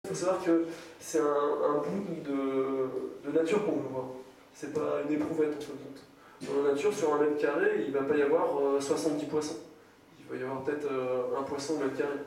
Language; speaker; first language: French; native; French